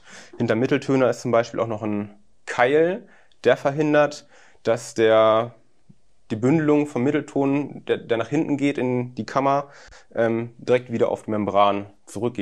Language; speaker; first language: German; native; German